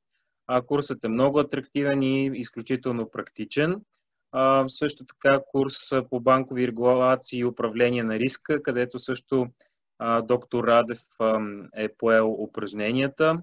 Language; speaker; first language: Bulgarian; native; Bulgarian